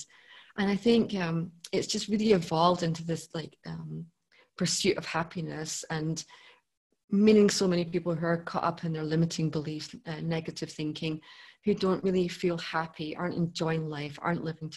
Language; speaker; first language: English; native; English